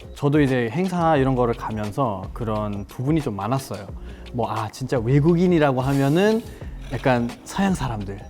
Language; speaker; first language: Korean; non-native, fluent; Nepali